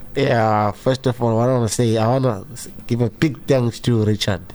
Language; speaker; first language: English; non-native, local second language; Zulu